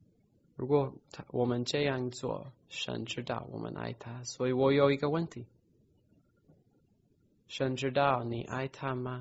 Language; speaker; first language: Chinese; non-native, fluent; English